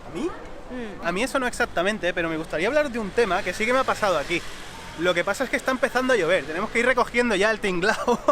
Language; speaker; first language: Spanish; native; Spanish